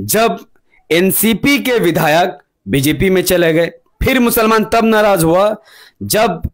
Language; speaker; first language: Hindi; non-native, local second language; Urdu